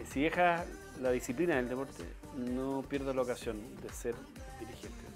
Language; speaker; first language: Spanish; native; Spanish